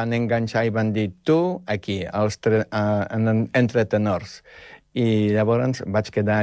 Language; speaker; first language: Catalan; non-native, fluent; Polish